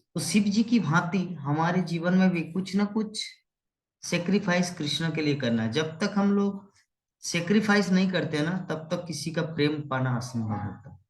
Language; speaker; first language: Hindi; non-native, local second language; Bangla